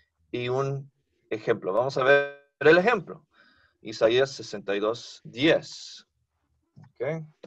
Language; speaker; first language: Spanish; non-native, fluent; English